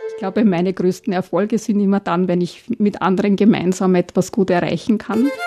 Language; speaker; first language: German; native; German